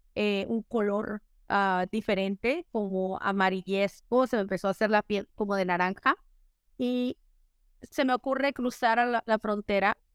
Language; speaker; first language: Spanish; native; Spanish